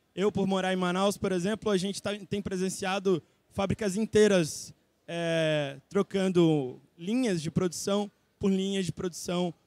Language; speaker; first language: Portuguese; native; Portuguese